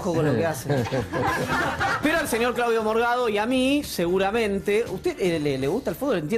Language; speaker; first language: Spanish; native; Spanish